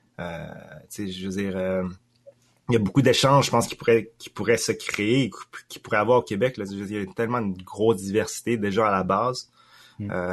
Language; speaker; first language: French; early bilingual, other home language; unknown